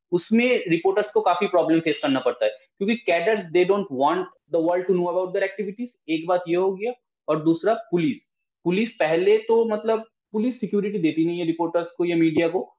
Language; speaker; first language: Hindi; non-native, local second language; Bangla